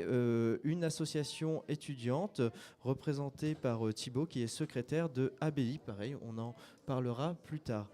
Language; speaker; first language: French; native; French